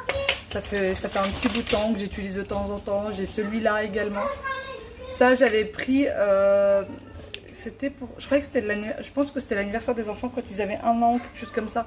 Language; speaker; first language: French; native; French